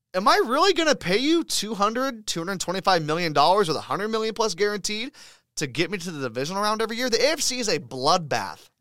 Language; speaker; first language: English; native; English